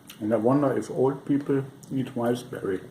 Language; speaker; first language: English; non-native, fluent; German